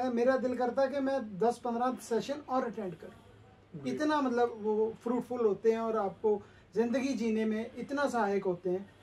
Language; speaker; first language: Hindi; native; Hindi